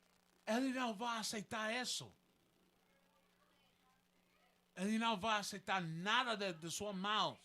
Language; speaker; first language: Portuguese; non-native, learner; Spanish